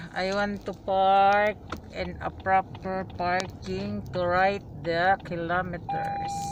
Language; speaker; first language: English; non-native, local second language; Filipino